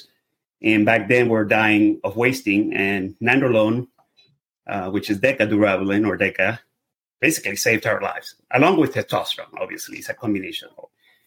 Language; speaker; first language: English; non-native, fluent; Spanish